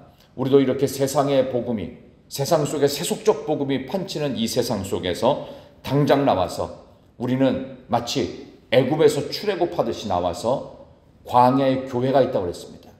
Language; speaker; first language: Korean; native; Korean